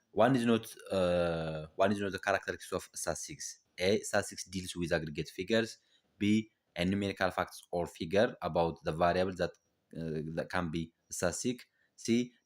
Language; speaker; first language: English; non-native, local second language; Amharic